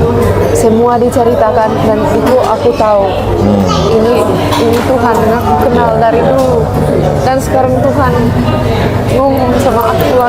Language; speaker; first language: Indonesian; non-native, fluent; Finnish